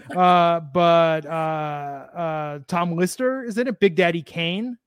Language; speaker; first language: English; native; English